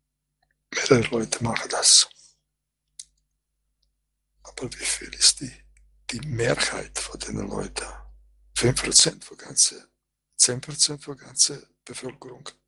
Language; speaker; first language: German; non-native, fluent; Croatian